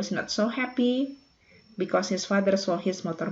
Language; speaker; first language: English; non-native, fluent; Indonesian